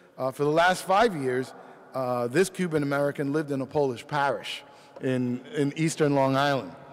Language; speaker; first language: English; early bilingual, other home language; Spanish